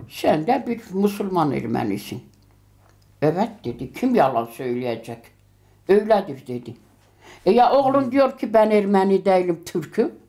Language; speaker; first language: Turkish; early bilingual, heritage; Turkish